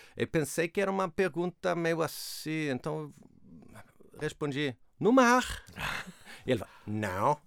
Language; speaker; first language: Portuguese; non-native, fluent; Swedish